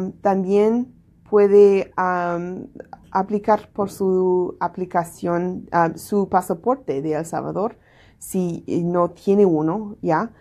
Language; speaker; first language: Spanish; non-native, learner; English